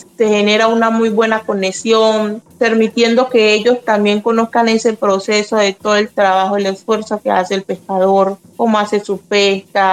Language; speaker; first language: Spanish; native; Spanish